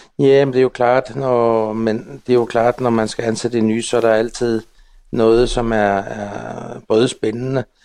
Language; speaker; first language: Danish; non-native, local second language; Faroese